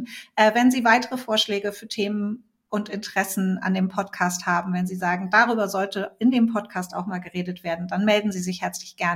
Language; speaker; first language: German; native; German